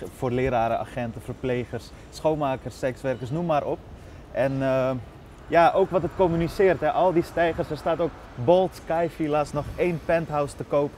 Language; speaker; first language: Dutch; early bilingual, other home language; Persian